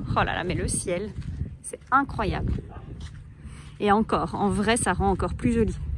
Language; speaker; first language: French; native; French